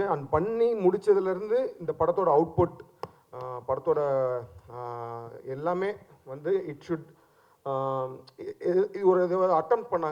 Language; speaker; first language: Tamil; native; Tamil